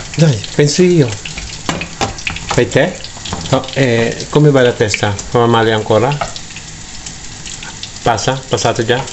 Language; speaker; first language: Italian; non-native, learner; Filipino